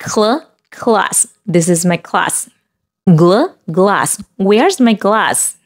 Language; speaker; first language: English; non-native, fluent; Vietnamese